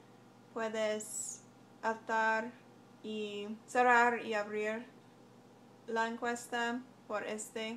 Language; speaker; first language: Spanish; non-native, learner; English